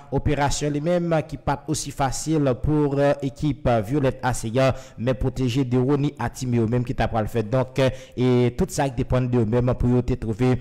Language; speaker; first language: French; non-native, local second language; Haitian Creole